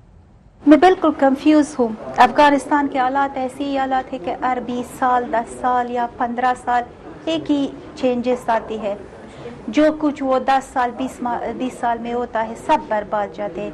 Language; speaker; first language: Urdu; non-native, fluent; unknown